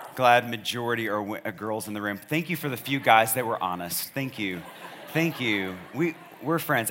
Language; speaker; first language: English; native; English